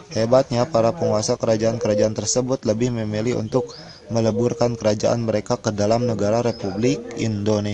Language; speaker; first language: Indonesian; native; Indonesian